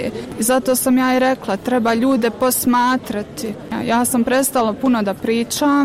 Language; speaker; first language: Croatian; native; Croatian